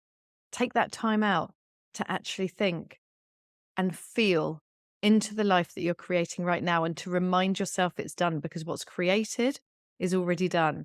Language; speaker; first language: English; native; English